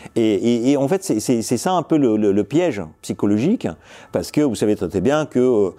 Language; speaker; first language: French; non-native, fluent; Russian